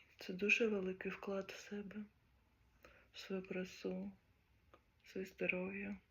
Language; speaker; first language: Ukrainian; native; Ukrainian